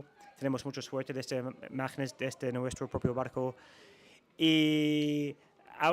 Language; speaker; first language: Spanish; non-native, learner; English